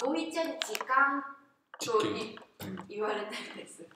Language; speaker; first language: Japanese; non-native, learner; Korean